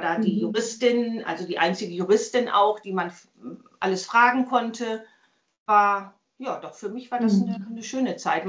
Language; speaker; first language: German; native; German